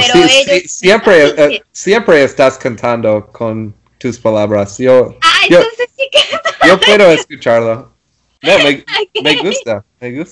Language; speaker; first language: Spanish; non-native, learner; English